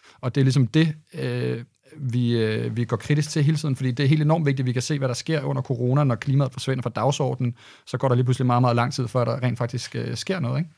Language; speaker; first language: Danish; native; Danish